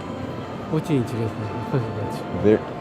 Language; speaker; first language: Russian; non-native, fluent; Japanese